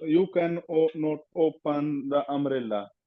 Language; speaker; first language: English; non-native, learner; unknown